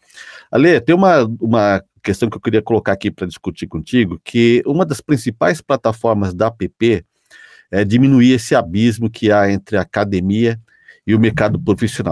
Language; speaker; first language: Portuguese; native; Portuguese